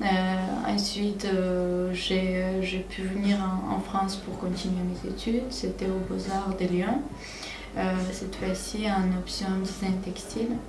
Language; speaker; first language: French; non-native, fluent; Armenian